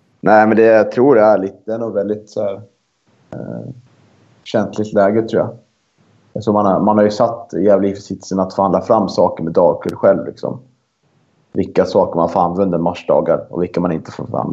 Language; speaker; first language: Swedish; native; Swedish